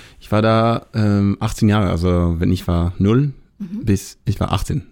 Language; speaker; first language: German; non-native, learner; Hebrew